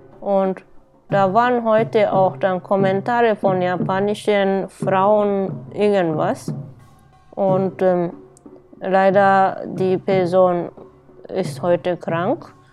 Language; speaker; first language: German; non-native, fluent; Japanese